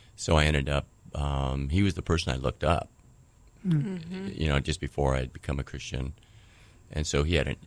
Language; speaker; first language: English; native; English